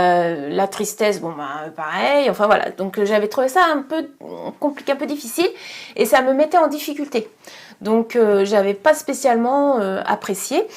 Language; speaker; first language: French; native; French